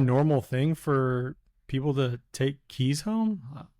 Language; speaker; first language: English; native; English